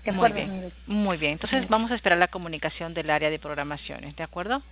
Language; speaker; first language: Spanish; native; Spanish